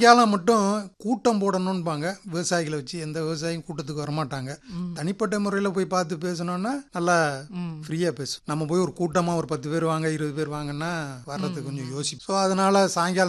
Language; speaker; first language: Tamil; native; Tamil